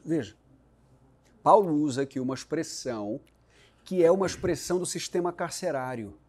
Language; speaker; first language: Portuguese; native; Portuguese